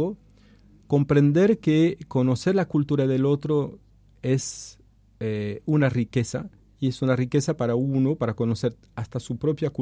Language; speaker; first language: Spanish; non-native, fluent; French